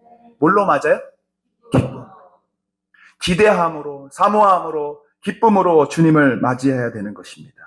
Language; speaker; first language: Korean; native; Korean